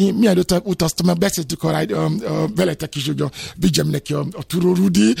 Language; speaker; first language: Hungarian; non-native, learner; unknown